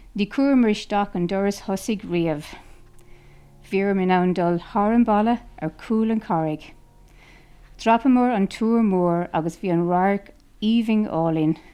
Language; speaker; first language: Irish; non-native, local second language; English